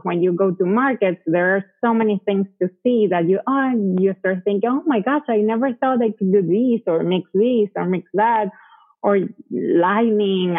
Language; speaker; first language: English; non-native, fluent; Spanish